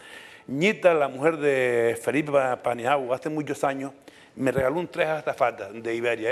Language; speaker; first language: Spanish; native; Spanish